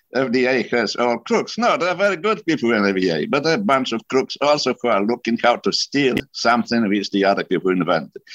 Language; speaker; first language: English; non-native, fluent; Polish